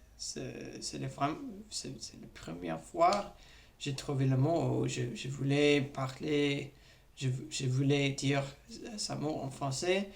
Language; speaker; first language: French; non-native, learner; English